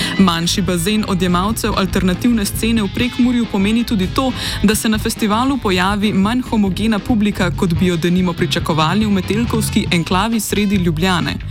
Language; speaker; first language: Slovenian; native; Slovenian